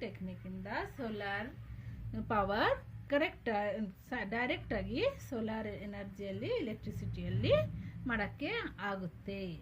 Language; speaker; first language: Kannada; non-native, local second language; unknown